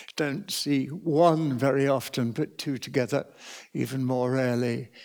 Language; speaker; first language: English; native; English